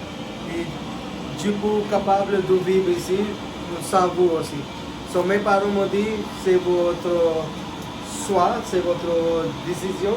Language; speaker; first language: French; non-native, learner; Hindi